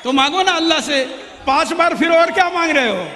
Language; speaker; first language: Hindi; non-native, local second language; Marathi